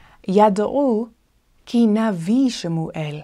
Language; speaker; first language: Hebrew; non-native, fluent; English